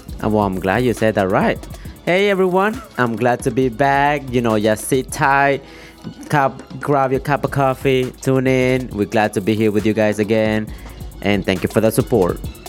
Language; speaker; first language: English; early bilingual, other home language; Spanish